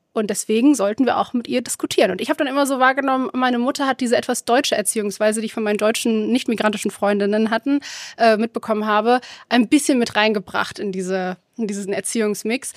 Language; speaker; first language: German; early bilingual, other home language; Arabic